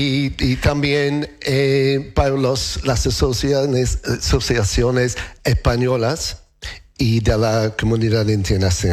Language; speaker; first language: Spanish; non-native, learner; English